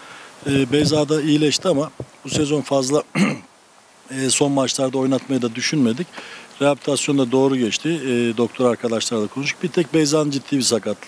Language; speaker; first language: Turkish; native; Turkish